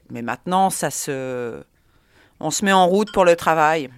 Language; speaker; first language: French; native; French